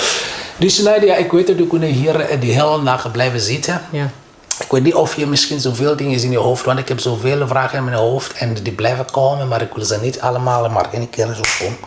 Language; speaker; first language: Dutch; non-native, learner; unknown